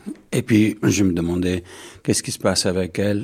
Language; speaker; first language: French; non-native, fluent; English